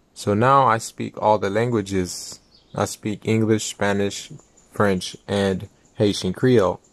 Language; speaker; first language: English; native; English